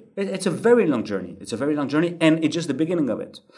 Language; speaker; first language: English; non-native, fluent; French